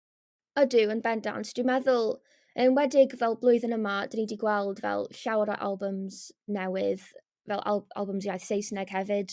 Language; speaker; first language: Welsh; non-native, local second language; English